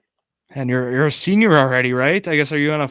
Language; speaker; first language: English; native; English